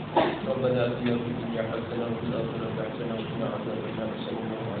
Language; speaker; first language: Arabic; non-native, fluent; Malay